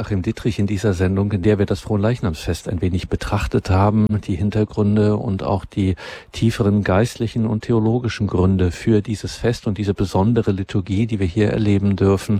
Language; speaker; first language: German; native; German